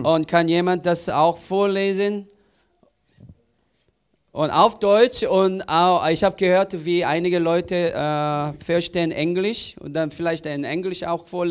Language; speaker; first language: German; non-native, learner; Korean